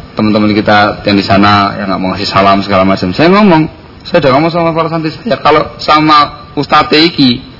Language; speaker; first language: Indonesian; non-native, local second language; Javanese